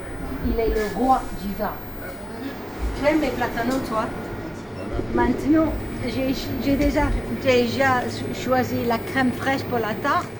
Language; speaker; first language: French; non-native, fluent; English